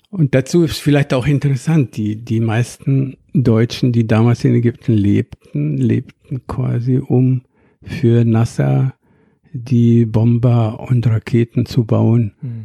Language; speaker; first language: German; non-native, fluent; Arabic